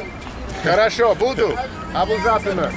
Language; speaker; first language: Russian; non-native, learner; English